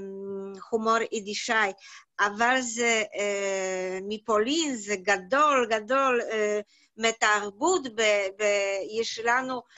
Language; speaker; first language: Hebrew; non-native, learner; Polish